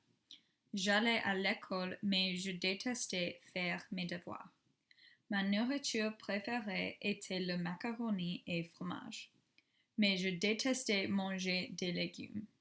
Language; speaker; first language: French; non-native, learner; English